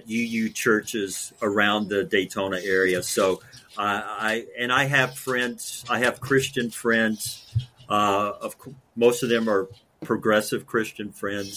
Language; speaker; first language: English; native; English